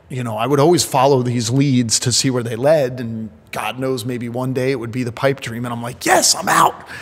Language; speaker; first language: English; native; English